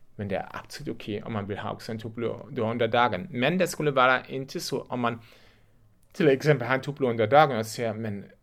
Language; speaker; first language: Swedish; non-native, fluent; German